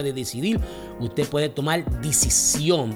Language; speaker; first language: Spanish; early bilingual, heritage; Spanish